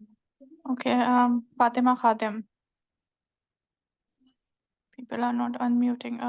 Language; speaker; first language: English; non-native, local second language; Urdu